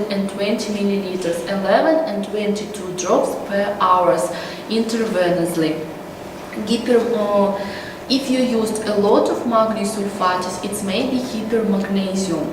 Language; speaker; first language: English; non-native, learner; Russian